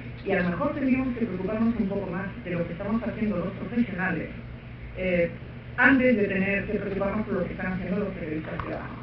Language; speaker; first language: Spanish; native; Spanish